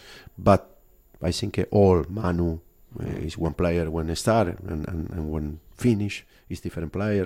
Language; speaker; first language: English; non-native, fluent; Spanish